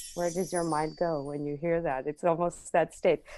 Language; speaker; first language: English; non-native, fluent; Armenian